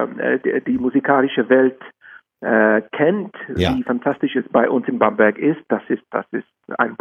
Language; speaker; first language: German; non-native, fluent; Czech